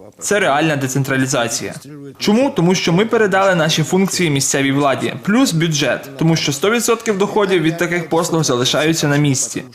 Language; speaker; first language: Ukrainian; non-native, fluent; Georgian